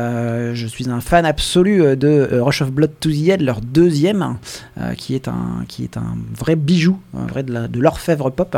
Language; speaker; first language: French; native; French